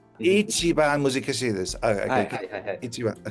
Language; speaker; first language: Japanese; non-native, learner; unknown